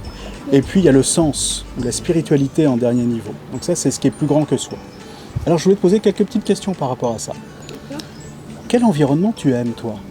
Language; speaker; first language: French; native; French